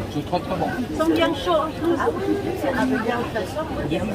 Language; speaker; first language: French; non-native, learner; Thai